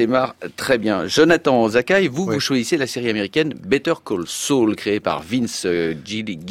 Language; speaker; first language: French; native; French